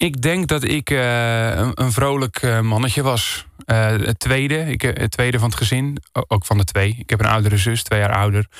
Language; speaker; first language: Dutch; native; Dutch